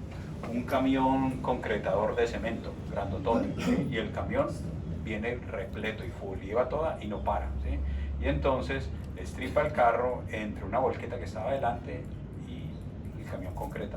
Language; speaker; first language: Spanish; native; Spanish